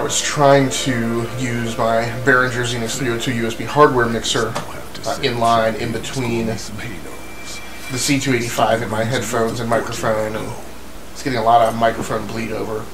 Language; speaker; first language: English; native; English